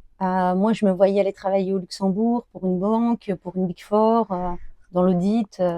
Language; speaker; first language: French; early bilingual, other home language; Arabic